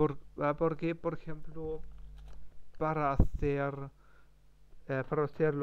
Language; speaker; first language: Spanish; non-native, learner; German